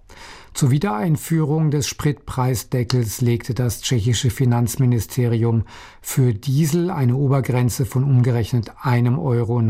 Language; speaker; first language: German; native; German